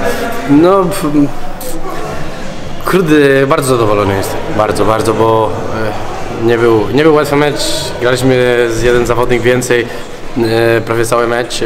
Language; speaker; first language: Polish; non-native, learner; Spanish